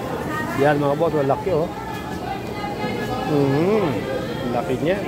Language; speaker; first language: Filipino; native; Filipino